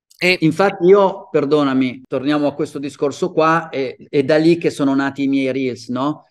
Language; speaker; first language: Italian; native; Italian